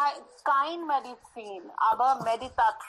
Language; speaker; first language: German; non-native, learner; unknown